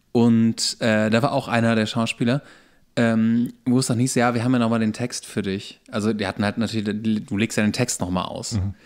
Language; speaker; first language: German; native; German